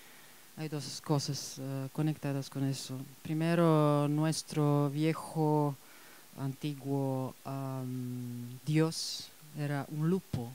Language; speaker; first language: Spanish; non-native, fluent; Serbian